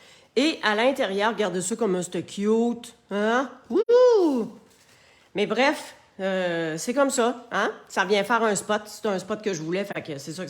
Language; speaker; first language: French; native; French